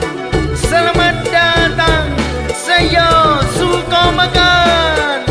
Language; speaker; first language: Indonesian; non-native, learner; Thai